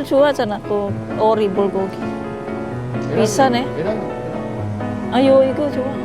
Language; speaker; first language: Korean; non-native, learner; Filipino